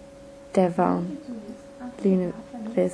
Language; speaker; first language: French; non-native, learner; English